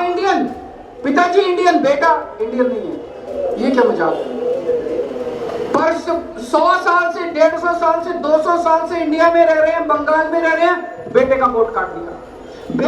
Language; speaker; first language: Hindi; native; Hindi